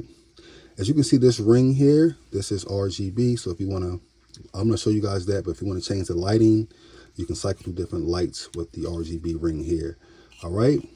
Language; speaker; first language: English; native; English